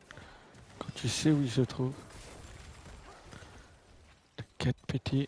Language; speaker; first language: French; native; French